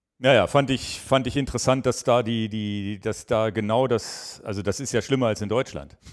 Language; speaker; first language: German; native; German